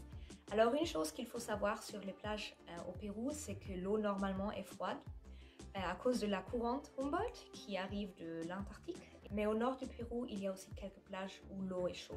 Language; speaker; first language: French; non-native, fluent; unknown